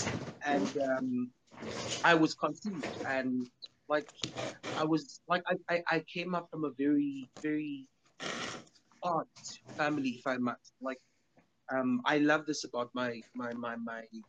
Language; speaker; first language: English; non-native, local second language; Zulu